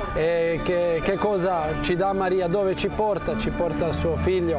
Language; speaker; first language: Italian; non-native, fluent; Croatian